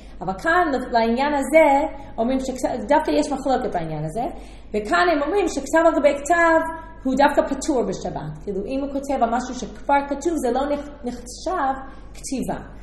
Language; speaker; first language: Hebrew; non-native, fluent; English